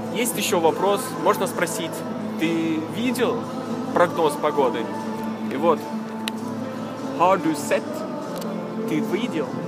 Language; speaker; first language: Russian; non-native, fluent; Norwegian